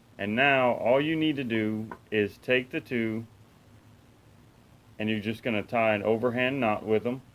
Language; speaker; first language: English; native; English